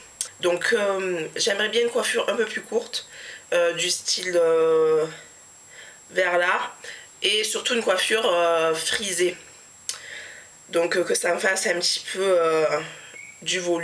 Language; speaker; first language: French; native; French